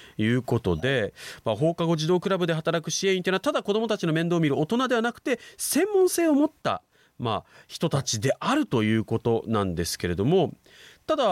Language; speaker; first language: Japanese; native; Japanese